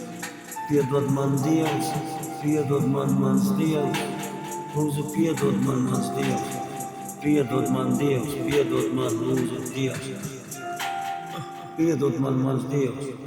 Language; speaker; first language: Latvian; non-native, local second language; Russian